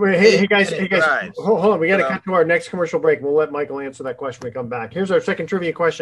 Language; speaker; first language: English; native; English